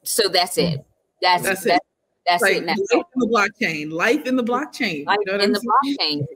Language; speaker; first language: English; native; English